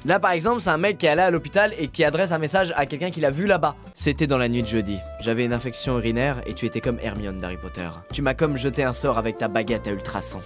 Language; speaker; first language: French; native; French